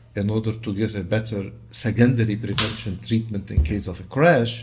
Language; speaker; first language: English; non-native, local second language; Arabic